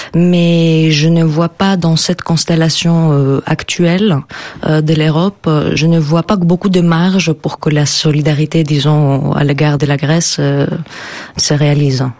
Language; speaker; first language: French; non-native, fluent; Greek